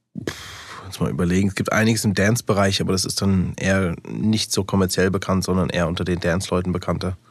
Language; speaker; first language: German; early bilingual, other home language; English